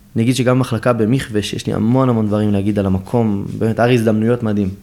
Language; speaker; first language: Hebrew; native; Hebrew